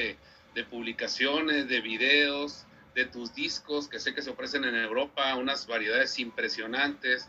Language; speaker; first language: Spanish; native; Spanish